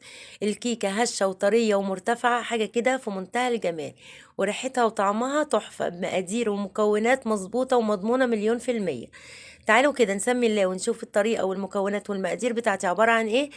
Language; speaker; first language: Arabic; native; Arabic